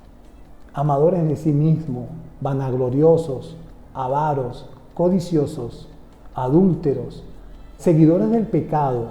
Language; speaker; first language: Spanish; native; Spanish